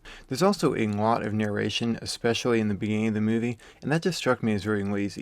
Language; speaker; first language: English; native; English